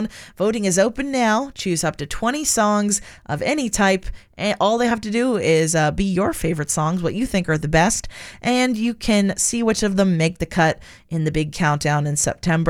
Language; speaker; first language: English; native; English